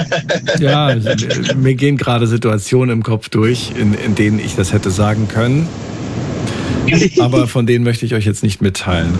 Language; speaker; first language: German; native; German